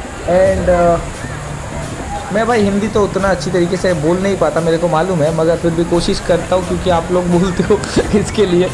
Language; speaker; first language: Hindi; non-native, local second language; Bangla